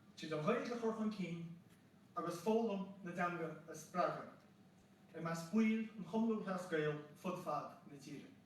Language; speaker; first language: Irish; native; Irish